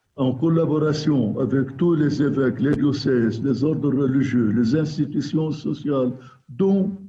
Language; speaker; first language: French; non-native, local second language; Arabic